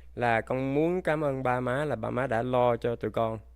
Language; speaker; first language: Vietnamese; early bilingual, heritage; Vietnamese